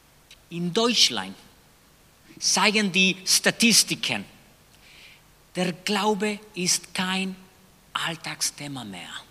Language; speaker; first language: German; non-native, fluent; Spanish